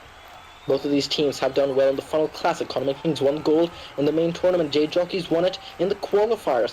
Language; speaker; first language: English; native; English